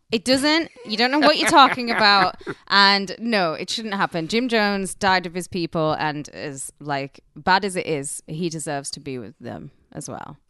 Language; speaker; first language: English; native; English